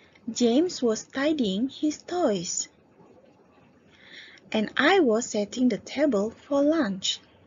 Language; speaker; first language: English; non-native, fluent; Indonesian